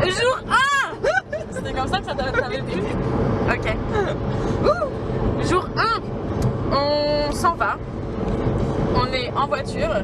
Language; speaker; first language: French; native; French